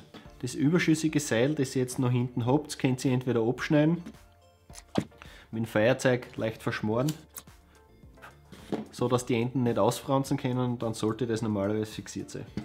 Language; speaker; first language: German; native; German